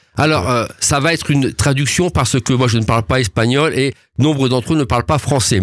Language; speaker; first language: French; native; French